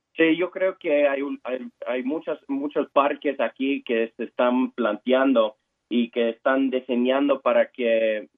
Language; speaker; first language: Spanish; early bilingual, heritage; Spanish